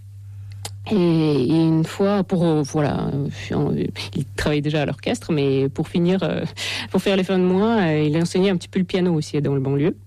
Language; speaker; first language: French; non-native, fluent; Russian